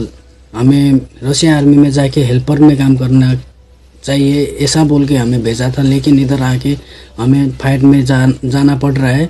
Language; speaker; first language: Hindi; non-native, learner; Nepali